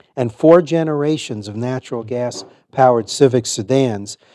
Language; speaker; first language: English; native; English